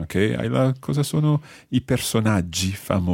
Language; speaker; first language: Italian; non-native, fluent; English